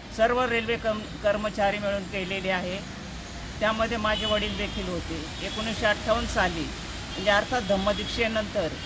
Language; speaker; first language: Marathi; native; Marathi